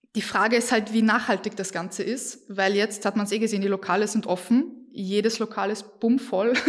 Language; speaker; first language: German; early bilingual, other home language; Bosnian